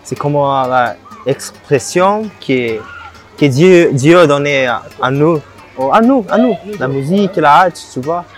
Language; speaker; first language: French; non-native, learner; Portuguese